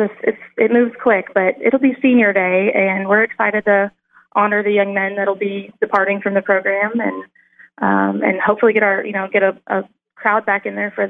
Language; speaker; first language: English; native; English